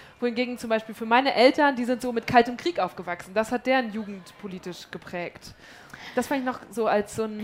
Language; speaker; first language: German; native; German